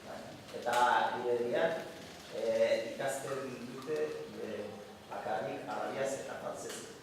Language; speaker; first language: Basque; non-native, learner; Arabic